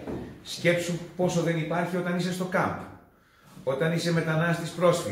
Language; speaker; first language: Greek; non-native, fluent; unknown